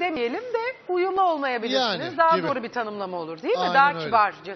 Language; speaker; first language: Turkish; native; Turkish